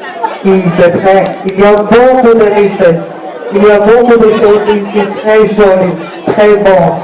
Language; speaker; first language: French; non-native, learner; German